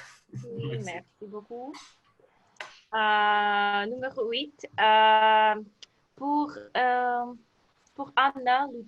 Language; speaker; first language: French; non-native, learner; Russian